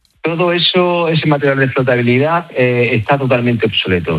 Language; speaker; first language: Spanish; native; Spanish